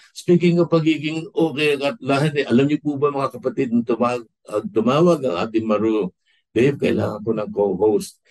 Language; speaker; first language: Filipino; native; Filipino